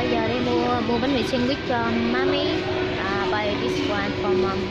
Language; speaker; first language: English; non-native, learner; Vietnamese